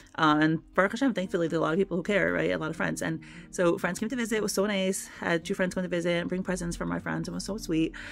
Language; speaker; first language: English; native; English